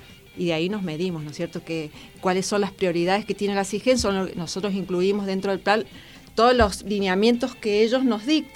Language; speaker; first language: Spanish; native; Spanish